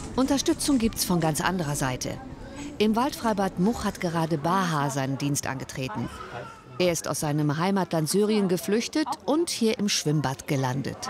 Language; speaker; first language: German; native; German